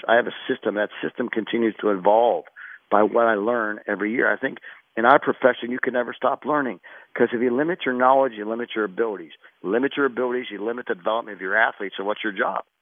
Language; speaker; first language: English; native; English